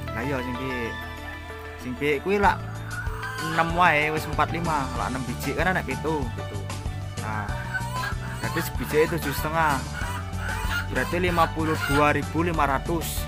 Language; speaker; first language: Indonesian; non-native, local second language; Javanese